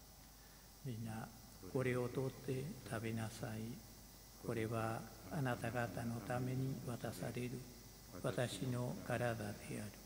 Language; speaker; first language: Japanese; non-native, fluent; Spanish